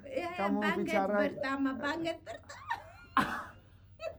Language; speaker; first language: Indonesian; non-native, learner; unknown